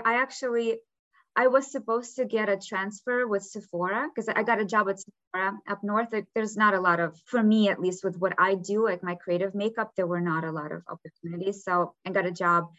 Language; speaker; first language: English; non-native, fluent; Ukrainian